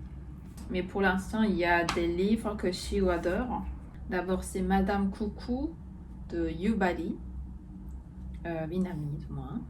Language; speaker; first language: French; non-native, fluent; Korean